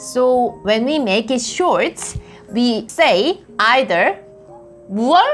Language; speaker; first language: English; non-native, fluent; Korean